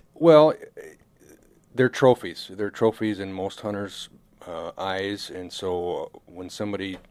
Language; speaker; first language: English; native; English